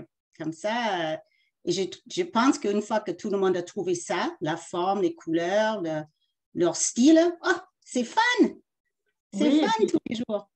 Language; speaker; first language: French; early bilingual, other home language; English